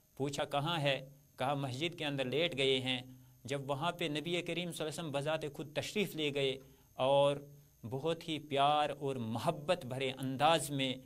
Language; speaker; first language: Urdu; non-native, local second language; Kashmiri